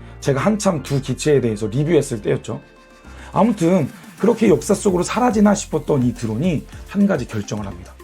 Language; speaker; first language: Korean; native; Korean